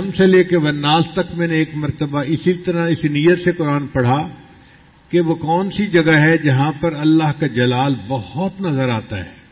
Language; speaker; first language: Urdu; non-native, local second language; Punjabi